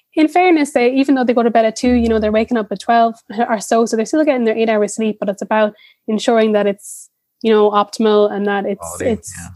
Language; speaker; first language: English; native; English